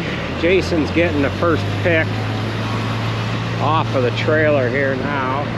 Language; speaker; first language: English; native; English